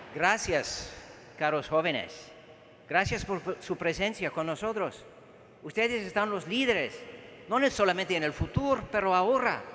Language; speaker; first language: Spanish; non-native, learner; English